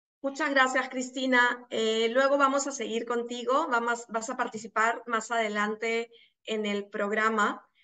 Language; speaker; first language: Spanish; native; Spanish